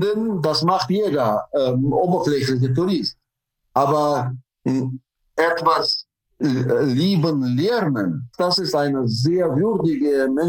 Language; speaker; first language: German; non-native, fluent; Russian